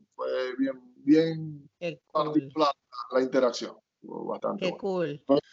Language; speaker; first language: Spanish; native; Spanish